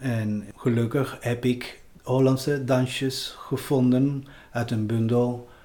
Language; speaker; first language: Dutch; non-native, fluent; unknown